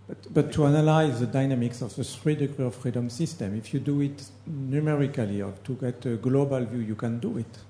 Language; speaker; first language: English; non-native, fluent; French